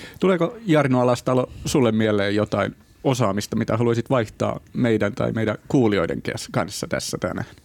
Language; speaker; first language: Finnish; native; Finnish